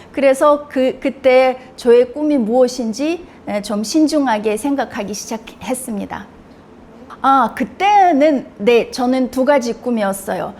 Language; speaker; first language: Korean; non-native, fluent; Russian